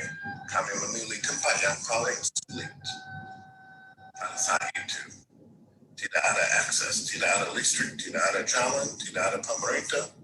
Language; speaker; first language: Indonesian; non-native, fluent; English